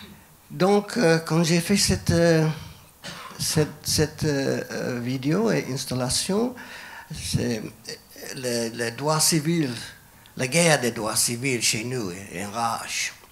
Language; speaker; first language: French; non-native, fluent; English